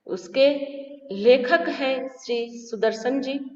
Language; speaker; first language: Hindi; non-native, local second language; Gujarati